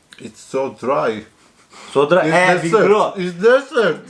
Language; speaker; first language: English; non-native, learner; Spanish